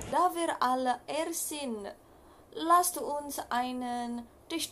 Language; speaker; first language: German; non-native, learner; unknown